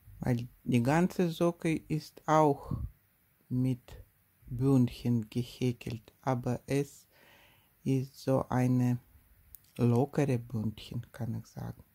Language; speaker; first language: German; non-native, learner; Russian